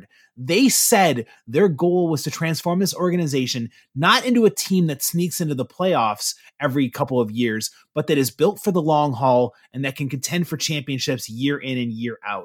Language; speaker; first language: English; native; English